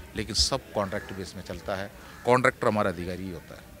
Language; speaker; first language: Hindi; non-native, local second language; Malayalam